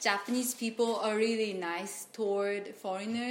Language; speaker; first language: English; non-native, fluent; Japanese